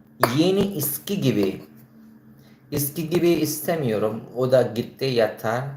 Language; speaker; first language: Turkish; non-native, learner; Filipino